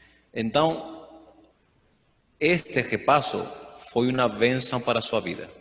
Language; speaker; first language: Portuguese; non-native, fluent; Spanish